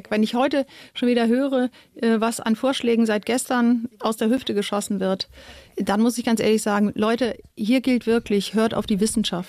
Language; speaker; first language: German; native; German